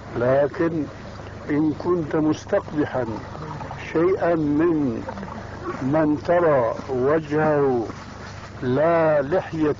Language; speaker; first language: Arabic; early bilingual, other home language; Albanian